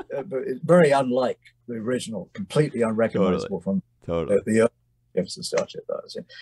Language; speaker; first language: English; native; English